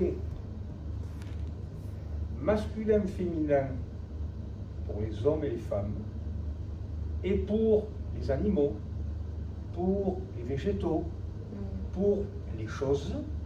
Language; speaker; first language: French; native; French